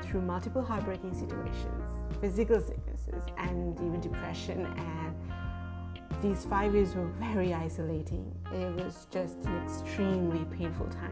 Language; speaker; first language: English; non-native, local second language; Sinhala